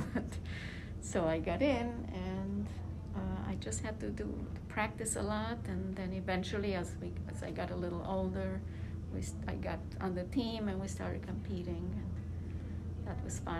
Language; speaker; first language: English; non-native, fluent; Romanian